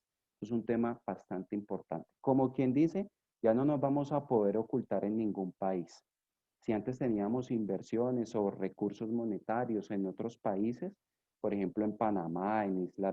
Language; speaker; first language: Spanish; native; Spanish